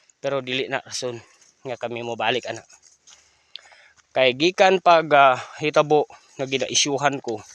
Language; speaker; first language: Cebuano; non-native, local second language; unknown